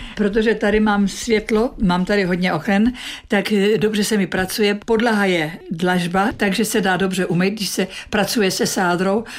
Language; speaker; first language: Czech; native; Czech